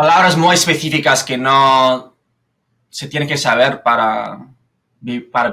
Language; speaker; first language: Spanish; non-native, fluent; English